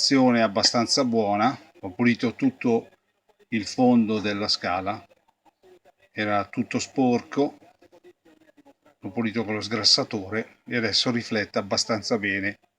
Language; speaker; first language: Italian; native; Italian